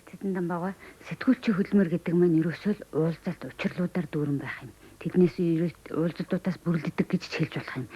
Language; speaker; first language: Mongolian; native; Mongolian